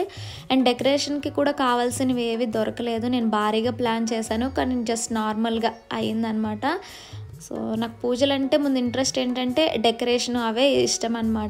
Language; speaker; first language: Telugu; native; Telugu